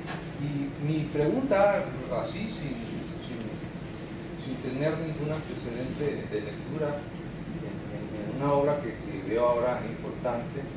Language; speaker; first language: Spanish; native; Spanish